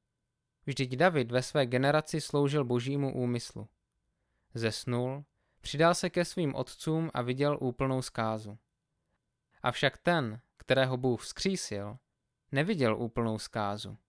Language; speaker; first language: Czech; native; Czech